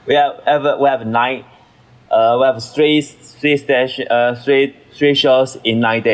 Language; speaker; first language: English; non-native, learner; Chinese